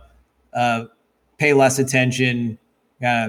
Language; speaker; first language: English; native; English